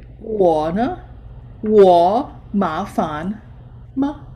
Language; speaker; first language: Chinese; non-native, fluent; English